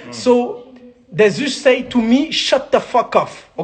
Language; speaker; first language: English; non-native, learner; French